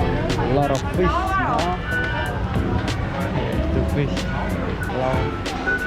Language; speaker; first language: English; non-native, learner; Khmer